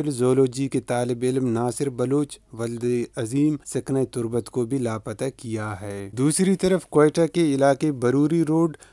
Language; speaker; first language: Urdu; non-native, local second language; Baluchi